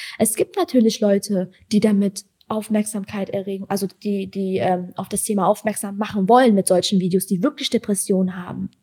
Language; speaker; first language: German; early bilingual, other home language; Persian